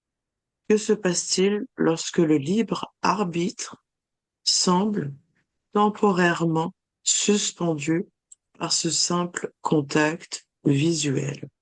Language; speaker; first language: French; native; French